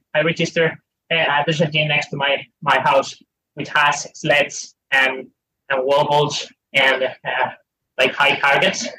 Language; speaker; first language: English; non-native, fluent; Spanish